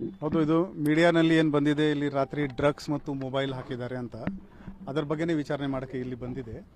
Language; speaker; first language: Kannada; non-native, fluent; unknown